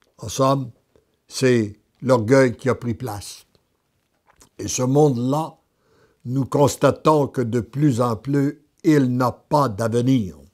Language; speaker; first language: French; native; French